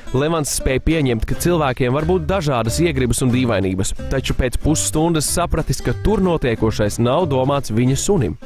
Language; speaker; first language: Latvian; native; Latvian